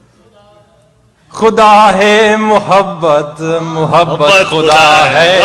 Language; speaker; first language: Urdu; non-native, fluent; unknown